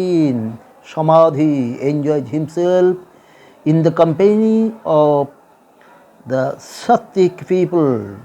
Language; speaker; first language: English; non-native, local second language; Bangla